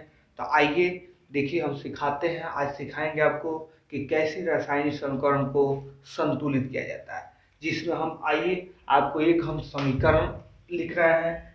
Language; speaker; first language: Hindi; native; Hindi